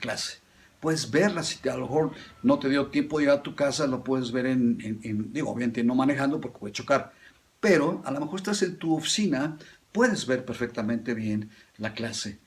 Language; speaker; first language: Spanish; native; Spanish